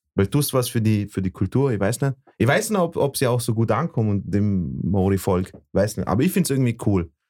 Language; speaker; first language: German; early bilingual, other home language; Bosnian